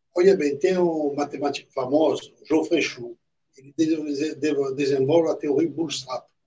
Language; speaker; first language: Portuguese; non-native, fluent; French